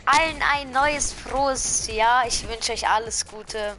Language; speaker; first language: German; native; German